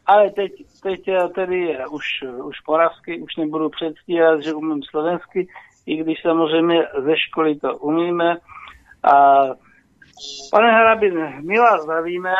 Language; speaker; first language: Czech; native; Czech